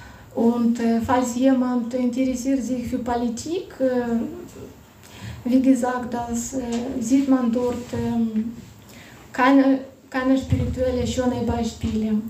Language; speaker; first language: German; non-native, fluent; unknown